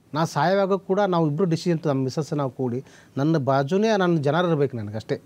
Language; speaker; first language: Kannada; native; Kannada